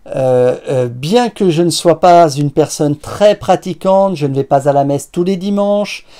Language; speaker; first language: French; native; French